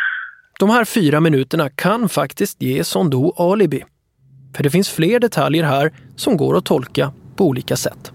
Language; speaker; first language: Swedish; native; Swedish